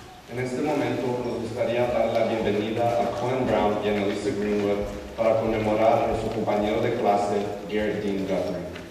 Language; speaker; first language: Spanish; early bilingual, heritage; Spanish